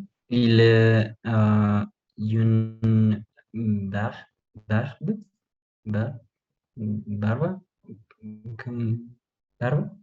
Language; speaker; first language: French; non-native, learner; Spanish